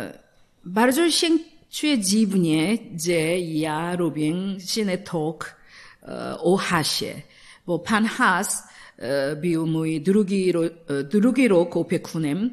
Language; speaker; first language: Polish; non-native, learner; Korean